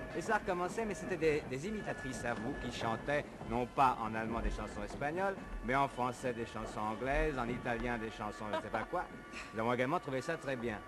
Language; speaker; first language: French; native; French